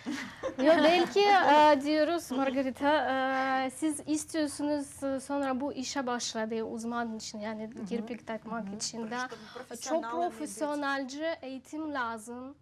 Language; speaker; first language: Turkish; non-native, learner; Russian